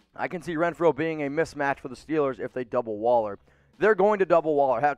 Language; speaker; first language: English; native; English